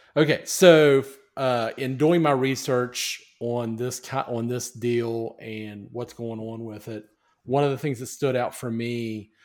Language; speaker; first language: English; native; English